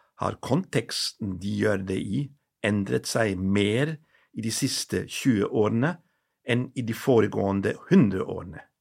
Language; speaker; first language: Norwegian; non-native, fluent; German